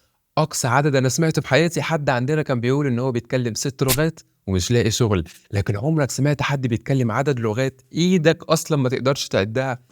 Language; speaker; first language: Arabic; native; Arabic